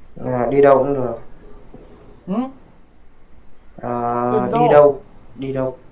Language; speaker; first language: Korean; non-native, learner; Vietnamese